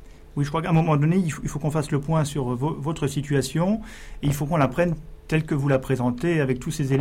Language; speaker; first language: French; native; French